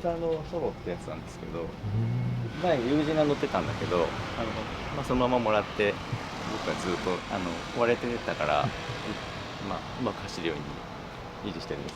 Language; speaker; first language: Japanese; native; Japanese